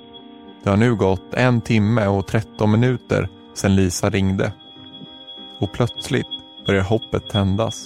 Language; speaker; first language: Swedish; native; Swedish